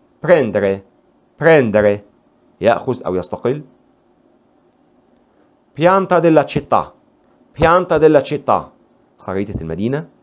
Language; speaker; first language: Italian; non-native, fluent; Arabic